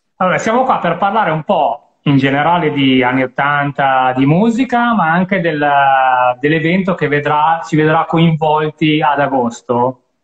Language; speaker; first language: Italian; native; Italian